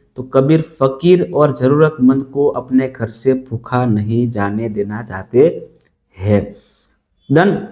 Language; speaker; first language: Hindi; non-native, local second language; Gujarati